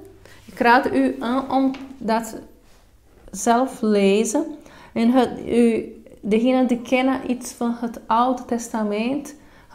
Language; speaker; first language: Dutch; non-native, fluent; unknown